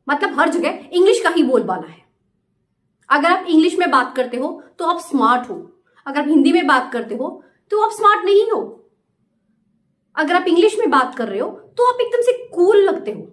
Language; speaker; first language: Hindi; native; Hindi